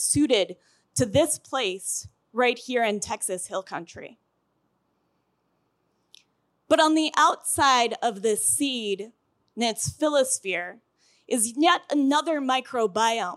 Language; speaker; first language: English; native; English